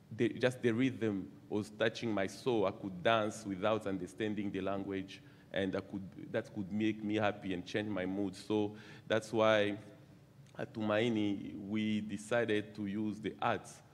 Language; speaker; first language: English; non-native, fluent; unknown